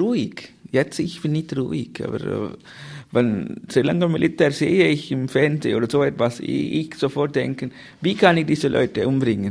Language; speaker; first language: German; non-native, learner; Tamil